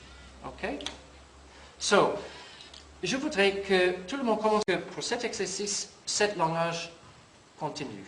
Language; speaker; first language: French; non-native, learner; English